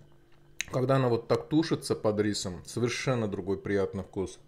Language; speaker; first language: Russian; non-native, local second language; Azerbaijani